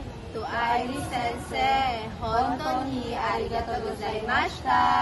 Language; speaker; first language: Japanese; non-native, learner; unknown